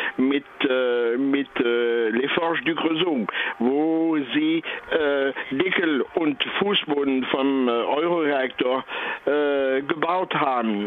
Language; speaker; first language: German; non-native, fluent; French